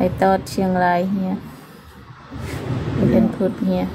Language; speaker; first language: English; non-native, learner; Thai